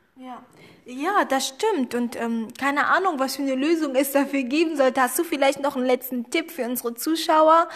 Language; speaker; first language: German; early bilingual, other home language; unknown